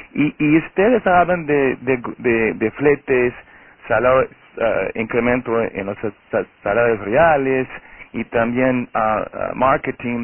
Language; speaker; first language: Spanish; non-native, fluent; Portuguese